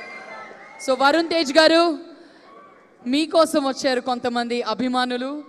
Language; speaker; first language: Telugu; native; Telugu